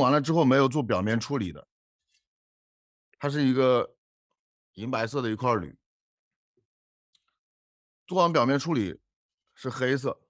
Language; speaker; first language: Chinese; native; Chinese